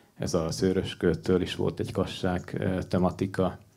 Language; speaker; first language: Hungarian; native; Hungarian